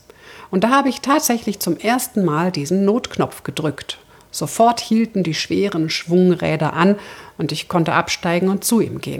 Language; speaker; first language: German; native; German